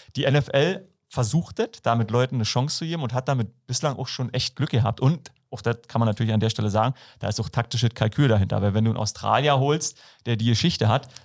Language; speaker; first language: German; native; German